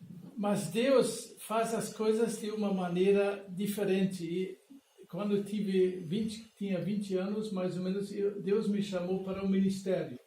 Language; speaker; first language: Portuguese; non-native, fluent; German